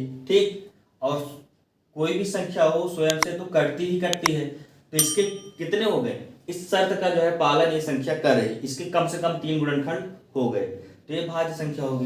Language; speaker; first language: Hindi; native; Hindi